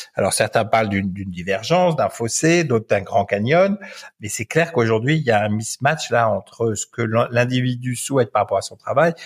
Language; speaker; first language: French; native; French